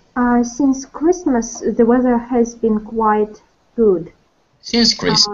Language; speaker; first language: English; non-native, learner; Russian